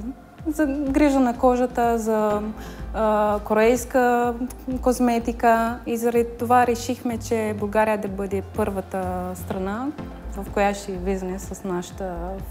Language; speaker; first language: Bulgarian; non-native, learner; Romanian